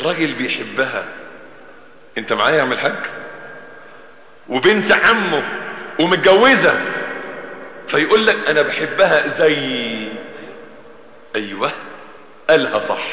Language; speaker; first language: Arabic; native; Arabic